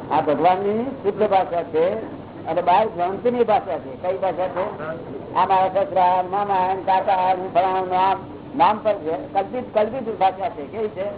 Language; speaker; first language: Gujarati; native; Gujarati